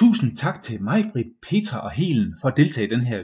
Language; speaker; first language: Danish; native; Danish